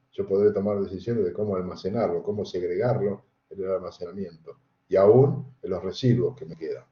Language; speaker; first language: Spanish; native; Spanish